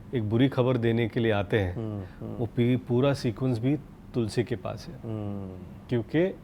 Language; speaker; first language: Hindi; non-native, local second language; Marathi